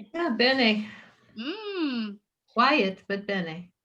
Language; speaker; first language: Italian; non-native, learner; English